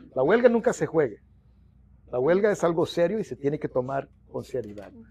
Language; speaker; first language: Spanish; early bilingual, heritage; Spanish